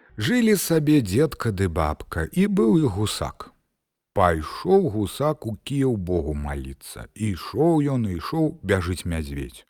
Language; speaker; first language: Belarusian; native; Belarusian